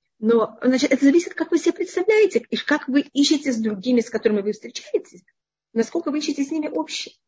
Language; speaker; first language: Russian; native; Russian